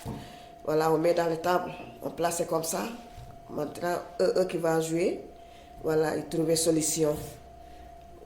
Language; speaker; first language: French; non-native, learner; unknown